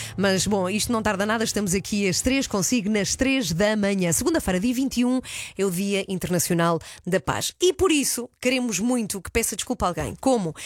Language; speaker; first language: Portuguese; native; Portuguese